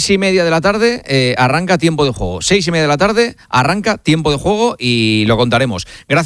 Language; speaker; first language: Spanish; native; Spanish